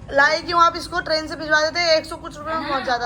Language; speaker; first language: Hindi; native; Hindi